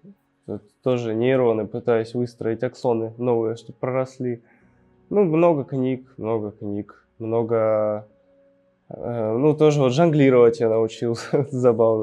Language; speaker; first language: Russian; native; Russian